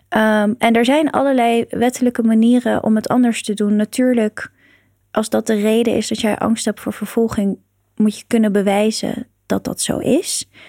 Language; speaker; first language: Dutch; early bilingual, other home language; Persian